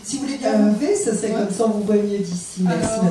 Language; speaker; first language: French; native; French